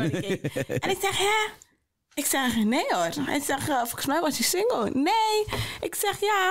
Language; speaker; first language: Dutch; native; Dutch